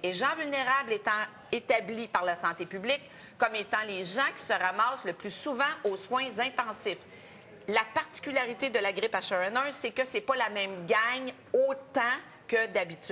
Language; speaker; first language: French; native; French